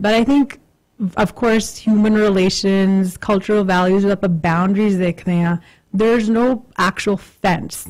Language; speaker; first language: English; early bilingual, other home language; Punjabi